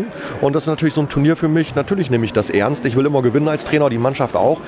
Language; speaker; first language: German; native; German